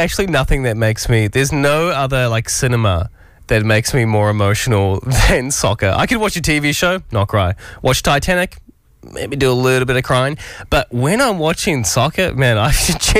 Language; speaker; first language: English; native; English